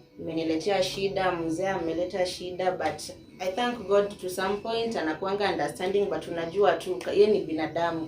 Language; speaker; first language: Swahili; native; Swahili